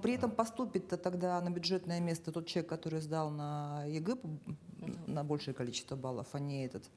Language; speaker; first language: Russian; native; Russian